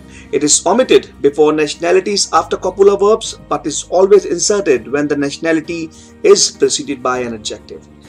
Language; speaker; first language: English; non-native, local second language; Hindi